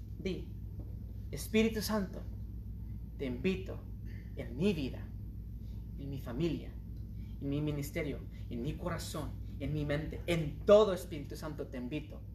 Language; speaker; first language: Spanish; early bilingual, heritage; Spanish